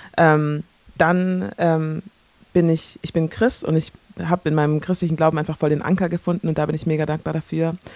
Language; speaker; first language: German; early bilingual, other home language; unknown